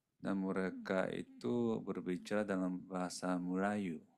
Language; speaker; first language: Indonesian; non-native, fluent; Japanese